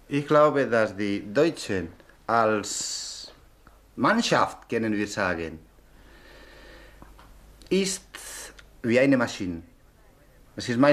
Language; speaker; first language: German; non-native, learner; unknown